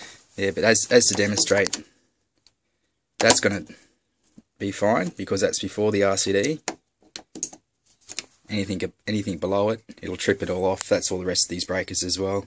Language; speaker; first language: English; native; English